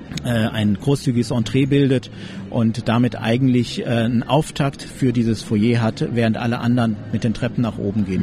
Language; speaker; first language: German; native; German